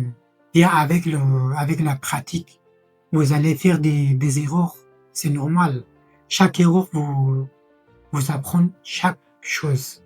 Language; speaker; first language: French; non-native, fluent; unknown